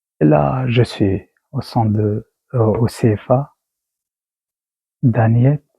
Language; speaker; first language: French; non-native, learner; Persian